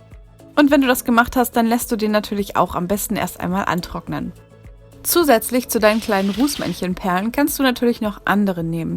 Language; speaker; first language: German; native; German